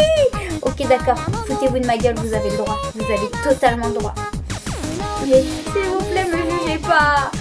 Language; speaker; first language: French; native; French